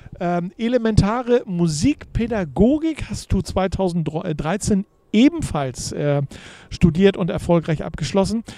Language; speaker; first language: German; native; German